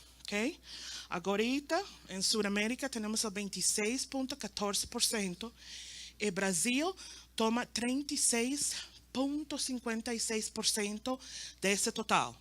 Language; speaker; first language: Portuguese; non-native, learner; Spanish